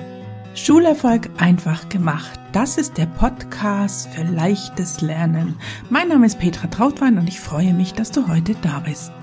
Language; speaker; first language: German; native; German